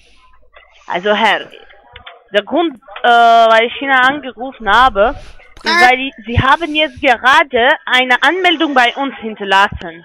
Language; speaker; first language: German; non-native, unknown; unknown